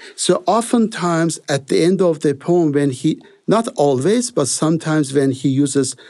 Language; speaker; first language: English; non-native, fluent; Persian